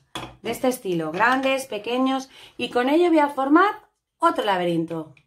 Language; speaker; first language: Spanish; native; Spanish